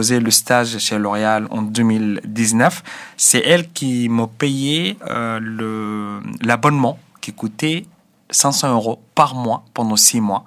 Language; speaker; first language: French; non-native, fluent; Arabic